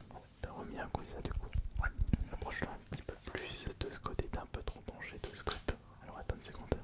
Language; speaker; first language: French; native; French